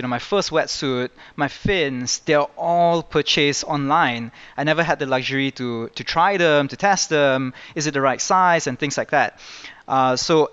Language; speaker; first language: English; native; English